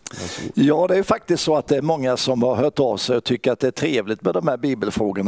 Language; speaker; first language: Swedish; native; Swedish